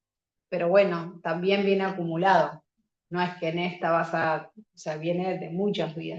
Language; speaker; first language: Spanish; native; Spanish